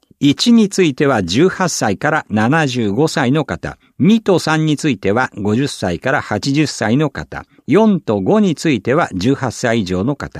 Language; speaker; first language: Japanese; native; Japanese